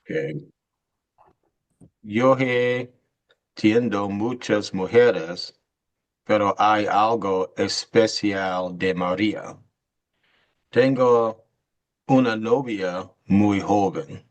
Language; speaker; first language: Spanish; non-native, learner; English